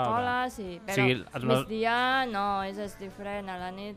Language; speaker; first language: Catalan; non-native, learner; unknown